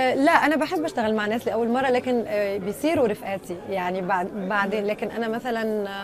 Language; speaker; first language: Arabic; native; Arabic